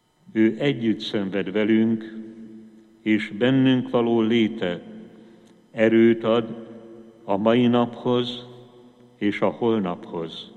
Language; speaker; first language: Hungarian; native; Hungarian